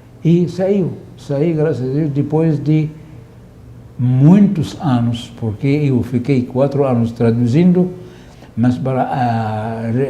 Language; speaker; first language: Portuguese; non-native, fluent; Arabic